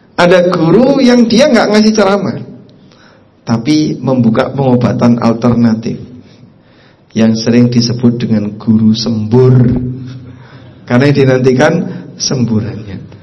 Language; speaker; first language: Indonesian; non-native, local second language; Javanese